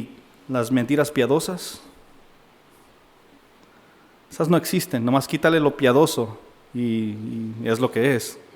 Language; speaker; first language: Spanish; native; Spanish